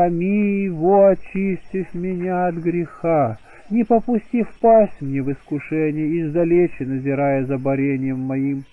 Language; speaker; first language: Russian; native; Russian